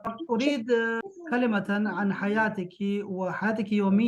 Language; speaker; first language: Arabic; non-native, fluent; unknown